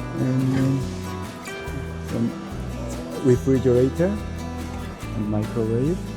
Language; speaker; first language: English; non-native, learner; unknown